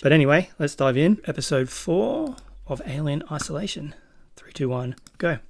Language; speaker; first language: English; native; English